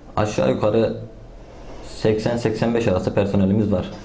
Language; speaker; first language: Turkish; native; Turkish